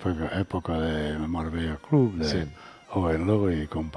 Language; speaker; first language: Spanish; non-native, fluent; English